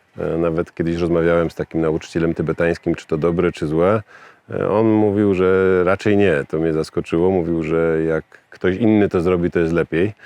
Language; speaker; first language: Polish; native; Polish